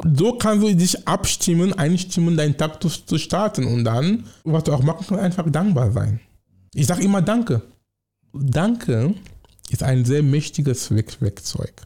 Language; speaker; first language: German; non-native, fluent; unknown